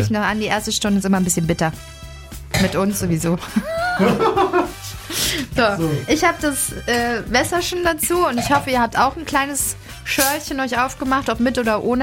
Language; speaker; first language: German; native; German